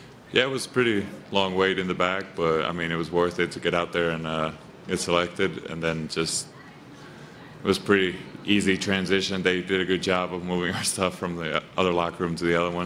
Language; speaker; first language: English; non-native, fluent; Finnish